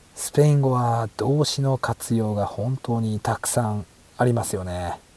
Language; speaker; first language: Japanese; native; Japanese